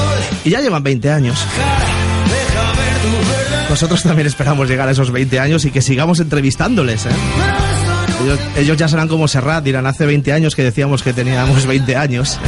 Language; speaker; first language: Spanish; native; Spanish